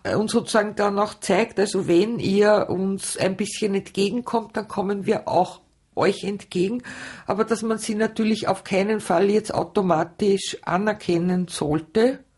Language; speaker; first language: German; native; German